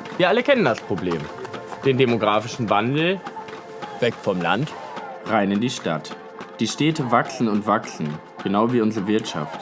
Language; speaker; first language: German; native; German